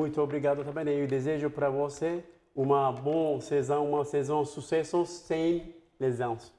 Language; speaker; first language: Portuguese; non-native, fluent; Turkish